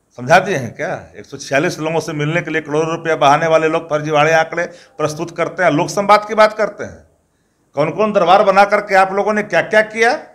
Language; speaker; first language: Hindi; native; Hindi